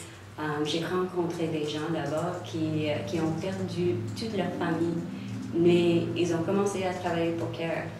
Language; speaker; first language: French; non-native, local second language; English